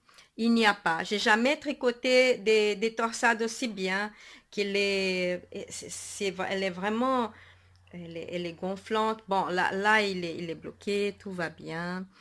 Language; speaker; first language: French; non-native, fluent; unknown